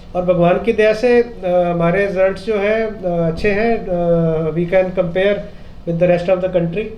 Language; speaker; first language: Hindi; non-native, local second language; Punjabi